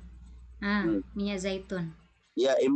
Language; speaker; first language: Indonesian; non-native, fluent; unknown